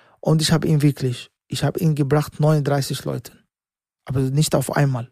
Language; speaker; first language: German; non-native, learner; Arabic